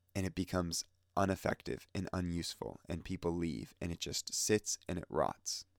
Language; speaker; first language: English; native; English